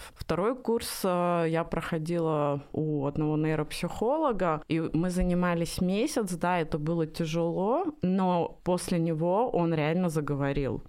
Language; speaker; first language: Russian; native; Russian